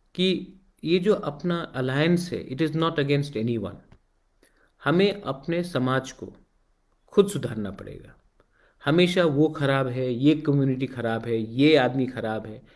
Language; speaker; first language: Hindi; non-native, local second language; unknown